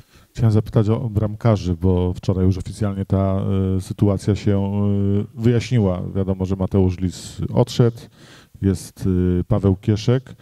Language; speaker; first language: Polish; native; Polish